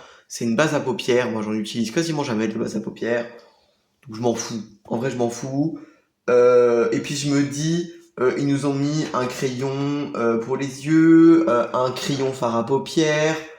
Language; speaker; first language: French; native; French